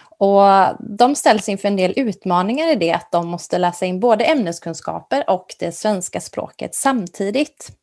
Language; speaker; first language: Swedish; native; Swedish